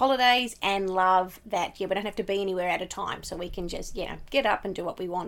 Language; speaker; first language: English; native; English